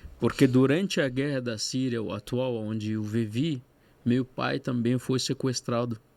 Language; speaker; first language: Portuguese; non-native, fluent; Arabic